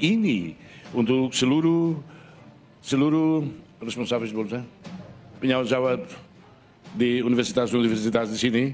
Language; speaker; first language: Indonesian; non-native, fluent; Tetum